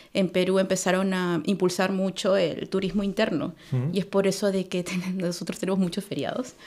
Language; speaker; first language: Spanish; native; Spanish